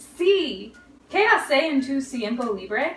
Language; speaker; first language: Spanish; non-native, learner; English